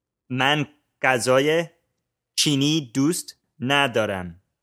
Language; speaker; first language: Persian; non-native, learner; English